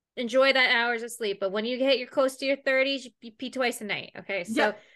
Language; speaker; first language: English; native; English